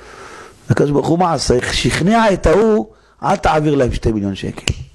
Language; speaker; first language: Hebrew; native; Hebrew